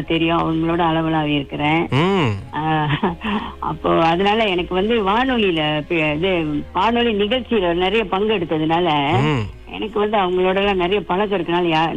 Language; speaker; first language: Tamil; early bilingual, heritage; Tamil